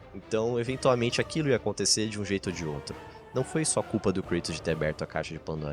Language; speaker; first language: Portuguese; native; Portuguese